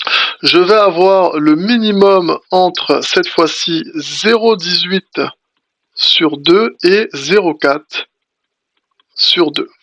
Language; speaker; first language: French; native; French